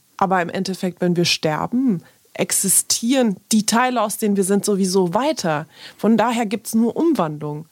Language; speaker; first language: German; early bilingual, other home language; Polish